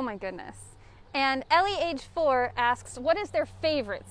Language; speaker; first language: English; native; English